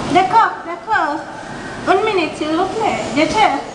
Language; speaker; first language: French; non-native, learner; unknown